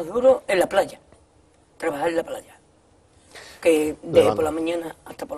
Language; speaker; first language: Spanish; native; Spanish